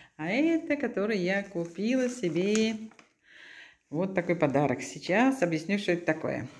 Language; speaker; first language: Russian; native; Russian